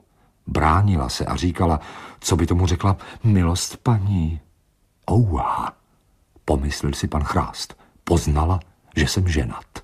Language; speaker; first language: Czech; native; Czech